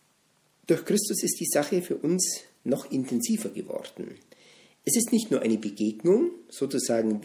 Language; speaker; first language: German; native; German